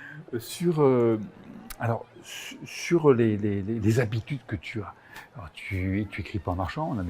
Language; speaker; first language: French; native; French